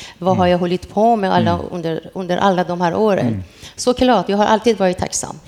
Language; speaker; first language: Swedish; non-native, fluent; Persian